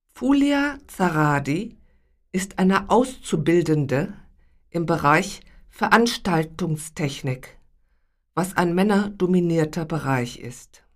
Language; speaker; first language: German; native; German